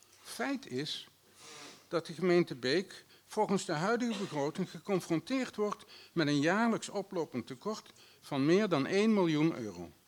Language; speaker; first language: Dutch; native; Dutch